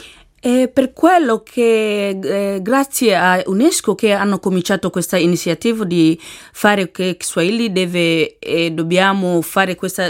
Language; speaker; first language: Italian; non-native, learner; Swahili